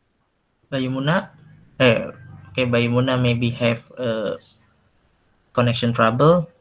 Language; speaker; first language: English; non-native, local second language; Indonesian